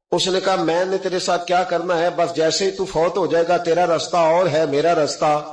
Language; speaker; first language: Urdu; non-native, local second language; Punjabi